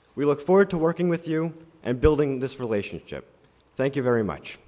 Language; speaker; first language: English; native; English